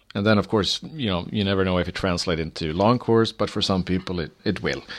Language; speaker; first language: English; non-native, fluent; Swedish